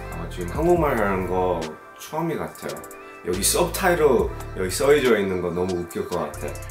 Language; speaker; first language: Korean; early bilingual, heritage; Korean